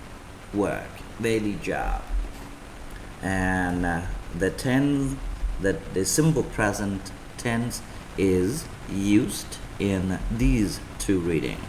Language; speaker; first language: English; non-native, fluent; Vietnamese